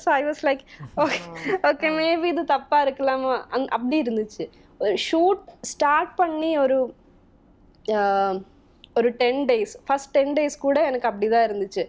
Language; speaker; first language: Tamil; non-native, local second language; Malayalam